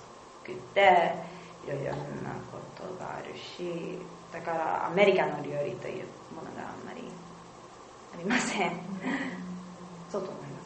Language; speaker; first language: Japanese; non-native, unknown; English